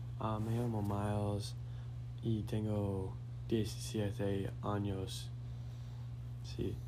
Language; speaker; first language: Spanish; non-native, learner; English